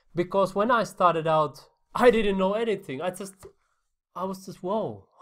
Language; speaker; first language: English; non-native, fluent; Finnish